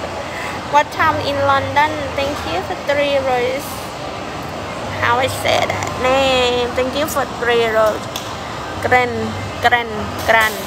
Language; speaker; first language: English; non-native, learner; Thai